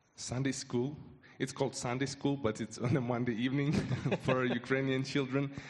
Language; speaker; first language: English; non-native, fluent; Ukrainian